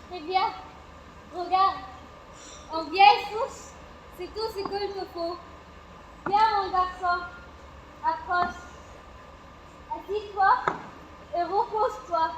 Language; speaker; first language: French; non-native, learner; Arabic